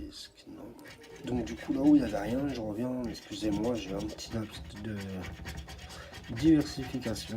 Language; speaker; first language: French; native; French